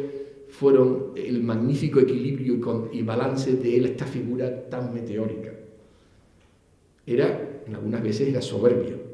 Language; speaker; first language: Spanish; native; Spanish